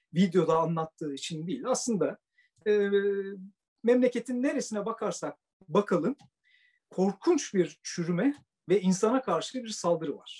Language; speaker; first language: Turkish; native; Turkish